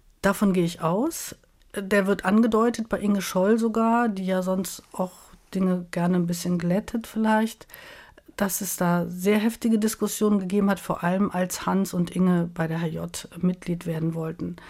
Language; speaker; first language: German; native; German